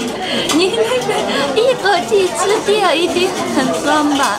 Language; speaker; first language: Chinese; non-native, fluent; Japanese